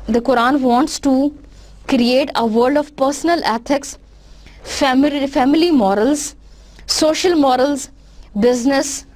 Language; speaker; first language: English; non-native, local second language; Urdu